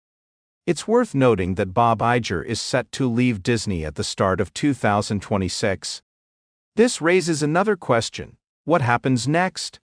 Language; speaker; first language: English; native; English